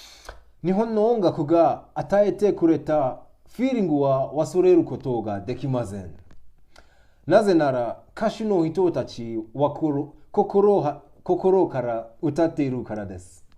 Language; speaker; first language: Japanese; non-native, learner; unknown